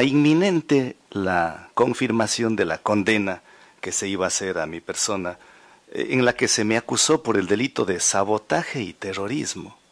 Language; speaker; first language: Spanish; native; Spanish